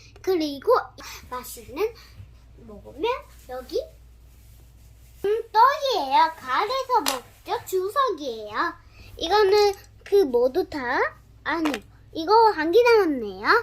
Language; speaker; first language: Korean; early bilingual, other home language; Telugu